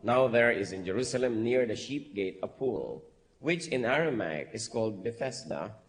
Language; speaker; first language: English; non-native, local second language; Filipino